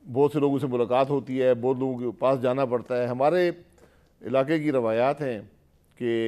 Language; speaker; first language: Urdu; non-native, local second language; Punjabi